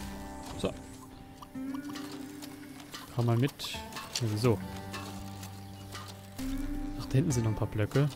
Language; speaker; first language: German; native; German